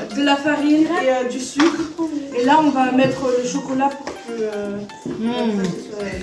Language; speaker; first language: French; native; French